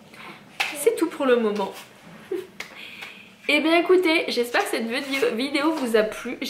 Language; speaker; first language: French; native; French